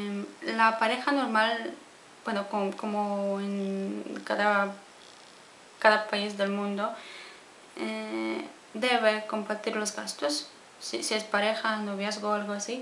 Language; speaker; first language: Spanish; non-native, fluent; Polish